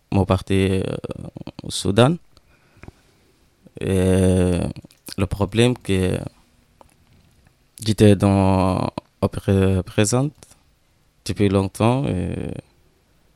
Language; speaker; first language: French; non-native, learner; Arabic